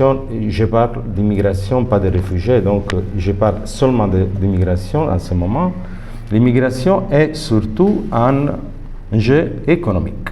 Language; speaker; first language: French; non-native, fluent; Italian